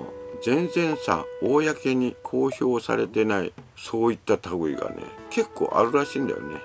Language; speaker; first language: Japanese; native; Japanese